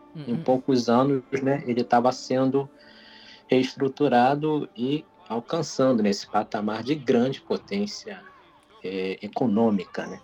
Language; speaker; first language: Portuguese; native; Portuguese